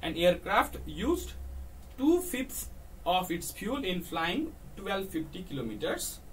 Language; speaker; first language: English; non-native, local second language; Nepali